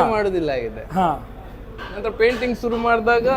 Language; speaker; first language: Kannada; native; Kannada